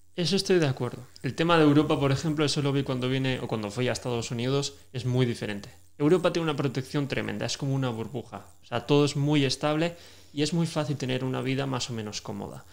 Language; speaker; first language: Spanish; native; Spanish